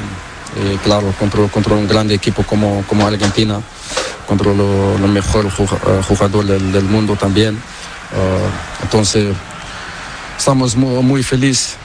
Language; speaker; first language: Spanish; non-native, learner; Portuguese